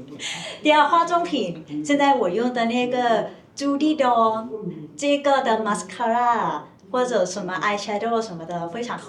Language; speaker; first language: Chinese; non-native, fluent; Thai